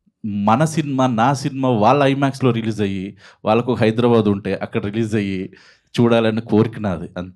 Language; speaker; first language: Telugu; native; Telugu